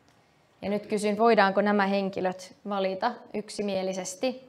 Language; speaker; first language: Finnish; native; Finnish